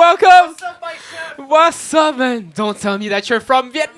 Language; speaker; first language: English; non-native, fluent; French